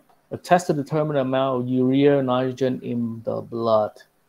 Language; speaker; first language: English; non-native, fluent; Vietnamese